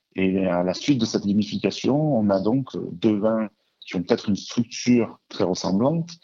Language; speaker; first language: French; native; French